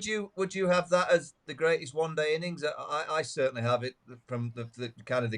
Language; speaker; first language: English; native; English